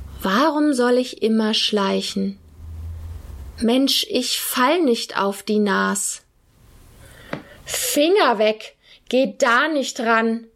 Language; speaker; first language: German; native; German